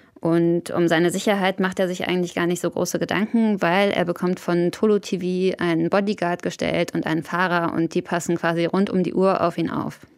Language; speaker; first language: German; native; German